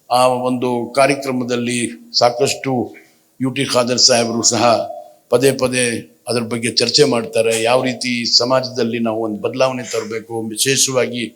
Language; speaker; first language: Kannada; non-native, local second language; Urdu